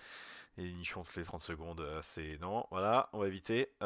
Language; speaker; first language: French; native; French